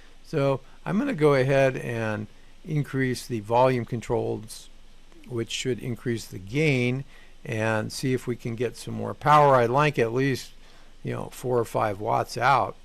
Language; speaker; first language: English; native; English